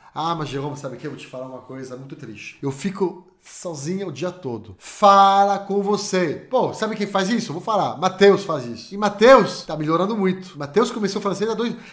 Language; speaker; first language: Portuguese; non-native, fluent; French